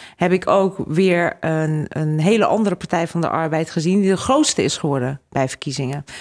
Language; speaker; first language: Dutch; early bilingual, other home language; Hungarian